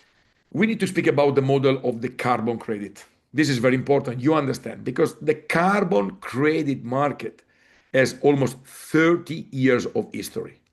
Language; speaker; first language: English; non-native, fluent; Italian